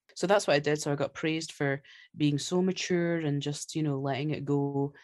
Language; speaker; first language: English; native; English